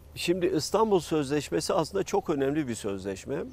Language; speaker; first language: Turkish; native; Turkish